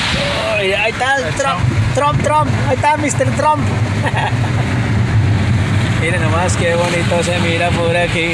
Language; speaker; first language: Spanish; native; Spanish